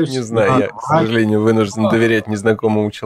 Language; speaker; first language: Russian; native; Russian